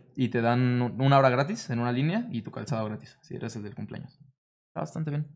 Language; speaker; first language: Spanish; native; Spanish